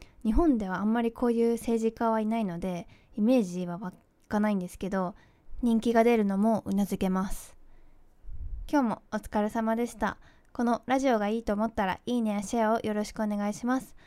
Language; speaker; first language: Japanese; early bilingual, heritage; Japanese